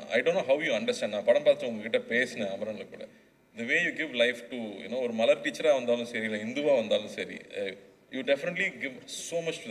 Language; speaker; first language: Tamil; native; Tamil